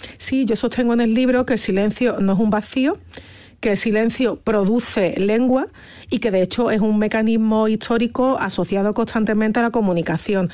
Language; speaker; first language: Spanish; native; Spanish